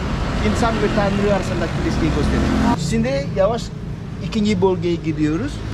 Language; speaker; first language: Turkish; non-native, learner; Indonesian